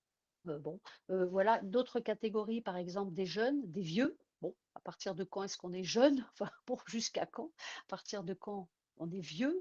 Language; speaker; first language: French; native; French